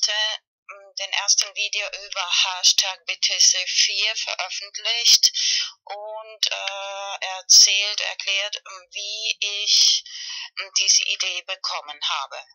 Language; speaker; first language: German; non-native, fluent; Spanish